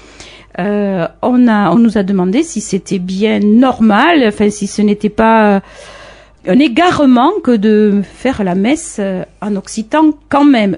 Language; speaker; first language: French; native; French